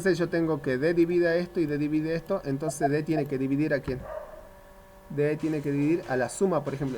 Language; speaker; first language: Spanish; native; Spanish